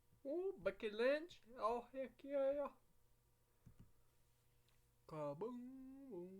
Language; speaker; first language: English; native; English